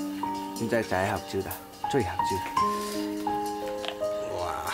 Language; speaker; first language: Chinese; non-native, fluent; Vietnamese